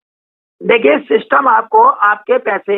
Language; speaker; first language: Hindi; native; Hindi